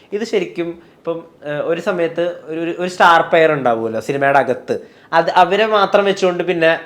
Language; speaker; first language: Malayalam; native; Malayalam